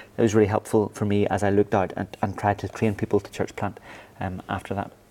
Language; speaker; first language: English; native; English